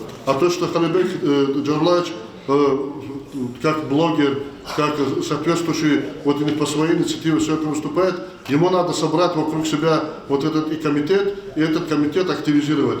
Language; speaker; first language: Russian; non-native, local second language; Lezghian